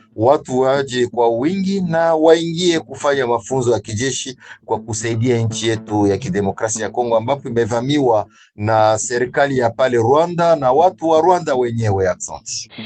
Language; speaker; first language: Swahili; native; Swahili